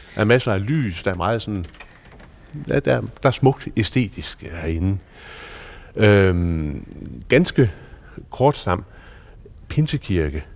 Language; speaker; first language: Danish; native; Danish